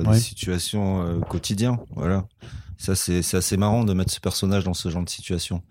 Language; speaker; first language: French; native; French